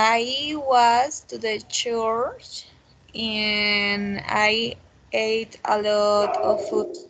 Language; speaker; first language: English; non-native, learner; Spanish